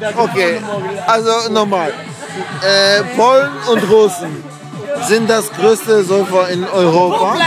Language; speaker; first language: German; non-native, fluent; Polish